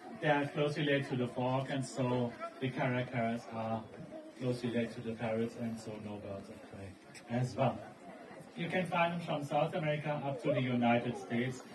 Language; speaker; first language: English; non-native, fluent; German